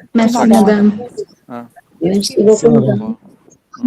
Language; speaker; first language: French; non-native, fluent; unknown